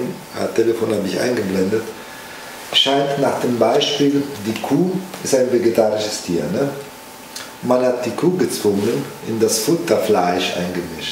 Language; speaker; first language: German; non-native, fluent; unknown